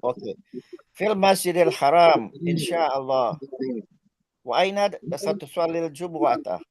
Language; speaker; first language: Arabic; non-native, learner; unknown